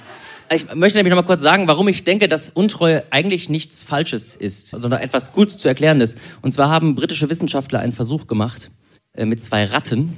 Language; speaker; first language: German; native; German